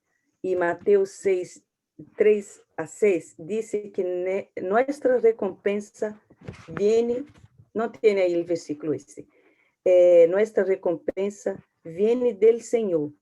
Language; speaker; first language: Portuguese; non-native, learner; Spanish